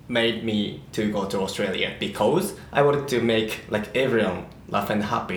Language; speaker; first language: English; non-native, learner; Japanese